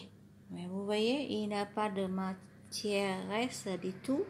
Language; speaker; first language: French; non-native, learner; Vietnamese